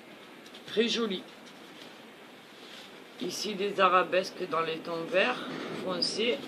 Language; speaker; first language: French; native; French